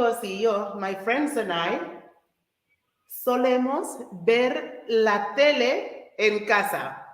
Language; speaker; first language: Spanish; non-native, fluent; English